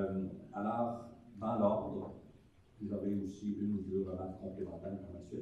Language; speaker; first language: French; native; French